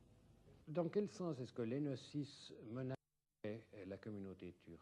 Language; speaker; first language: French; native; French